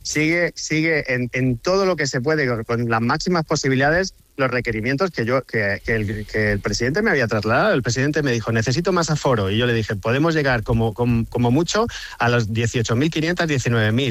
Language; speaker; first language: Spanish; native; Spanish